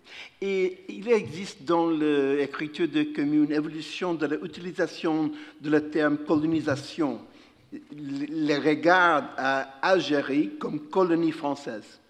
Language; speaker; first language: French; non-native, fluent; English